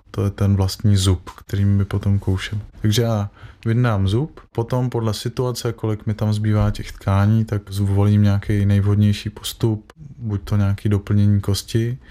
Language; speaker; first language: Czech; native; Czech